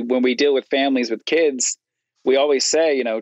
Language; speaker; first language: English; native; English